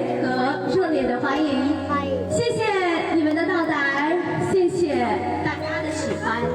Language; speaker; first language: Chinese; native; Chinese